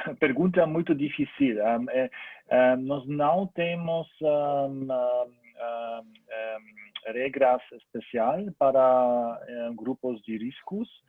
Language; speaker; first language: Portuguese; non-native, learner; German